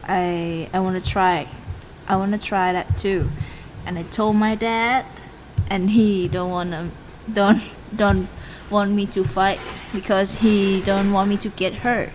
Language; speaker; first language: English; non-native, learner; Thai